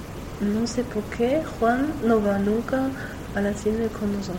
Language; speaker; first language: Spanish; non-native, learner; German